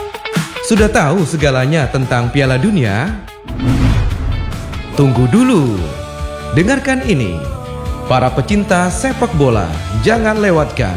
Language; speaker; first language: Indonesian; native; Indonesian